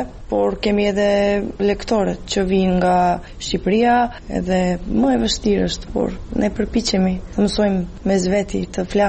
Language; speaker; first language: Albanian; non-native, fluent; Serbian